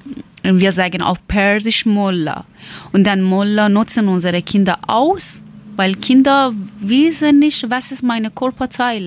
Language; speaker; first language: German; non-native, learner; Persian